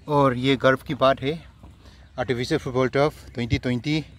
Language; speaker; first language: Hindi; non-native, local second language; Manipuri